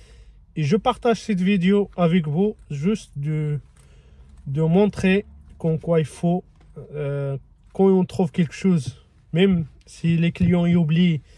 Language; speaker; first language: French; non-native, fluent; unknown